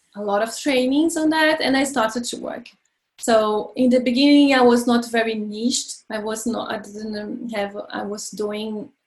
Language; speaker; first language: English; non-native, learner; Portuguese